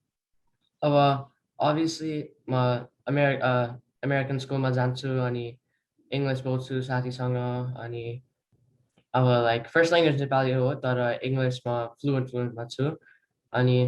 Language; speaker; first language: Nepali; early bilingual, heritage; Nepali